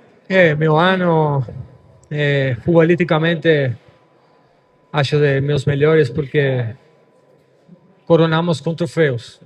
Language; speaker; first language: Portuguese; non-native, fluent; Spanish